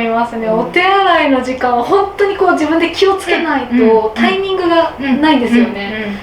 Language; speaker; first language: Japanese; native; Japanese